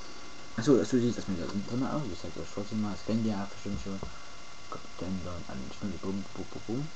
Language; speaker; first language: German; native; German